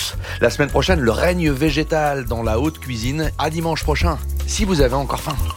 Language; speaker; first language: French; native; French